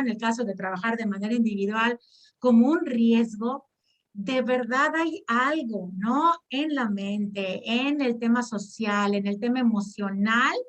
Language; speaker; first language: Spanish; native; Spanish